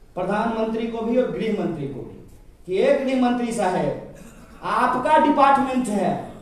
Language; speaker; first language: Hindi; native; Hindi